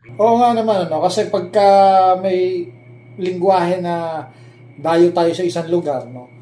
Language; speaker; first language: Filipino; native; Filipino